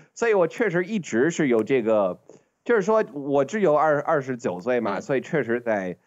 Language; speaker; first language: Chinese; non-native, fluent; English